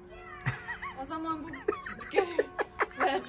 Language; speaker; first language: Turkish; non-native, learner; German